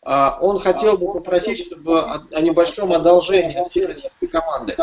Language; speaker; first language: Russian; native; Russian